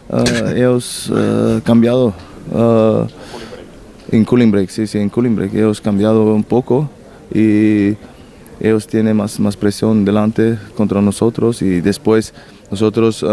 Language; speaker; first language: Spanish; non-native, learner; German